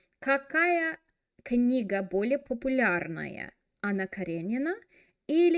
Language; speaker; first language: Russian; non-native, fluent; English